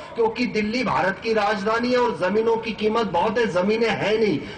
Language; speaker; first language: Hindi; non-native, local second language; Marathi